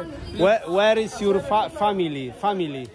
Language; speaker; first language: English; non-native, learner; Polish